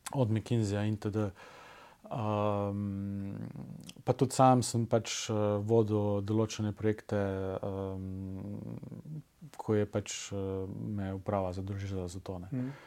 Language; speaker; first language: Slovenian; native; Slovenian